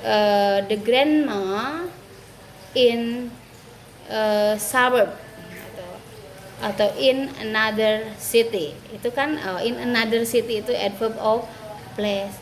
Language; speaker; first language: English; non-native, fluent; Indonesian